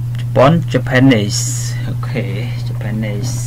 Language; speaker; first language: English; non-native, learner; Khmer